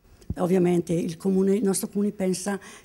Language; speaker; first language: Italian; native; Italian